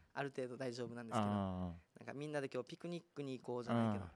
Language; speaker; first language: Japanese; native; Japanese